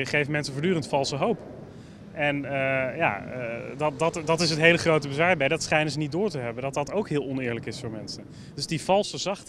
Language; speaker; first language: Dutch; native; Dutch